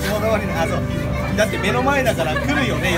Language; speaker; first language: Japanese; native; Japanese